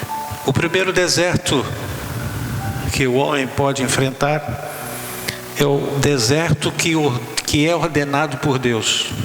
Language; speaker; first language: Portuguese; native; Portuguese